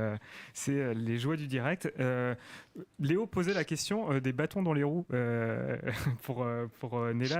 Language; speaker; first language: French; native; French